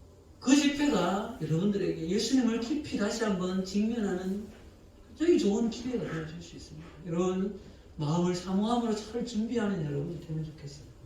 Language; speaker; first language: Korean; native; Korean